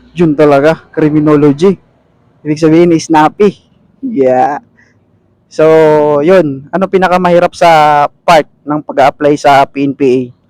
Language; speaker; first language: Filipino; non-native, local second language; Cebuano